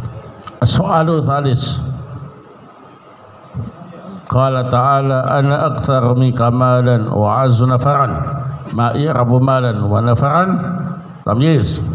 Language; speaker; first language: Arabic; non-native, learner; Indonesian